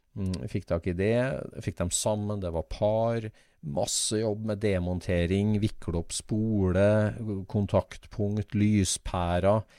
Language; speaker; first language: Norwegian; native; Norwegian